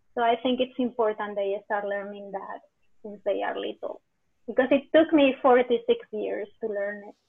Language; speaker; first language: English; non-native, fluent; Spanish